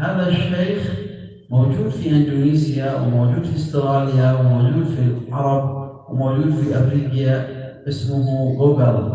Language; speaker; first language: Arabic; non-native, fluent; Indonesian